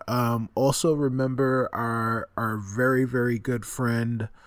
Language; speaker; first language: English; native; English